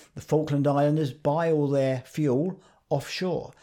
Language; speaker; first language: English; native; English